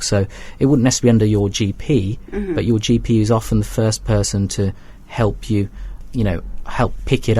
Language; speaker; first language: English; native; English